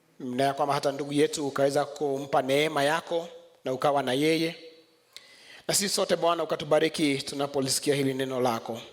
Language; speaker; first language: Swahili; non-native, local second language; Kikuyu